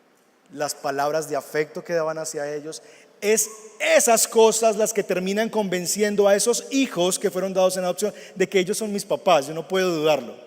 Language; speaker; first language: Spanish; native; Spanish